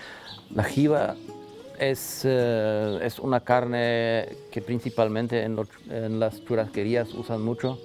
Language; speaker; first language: Spanish; non-native, local second language; German